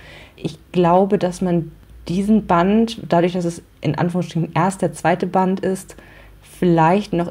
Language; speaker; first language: German; native; German